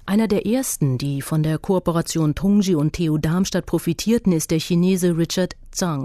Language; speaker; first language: German; native; German